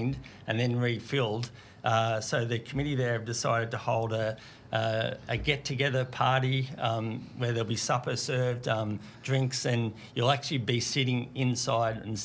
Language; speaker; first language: English; native; English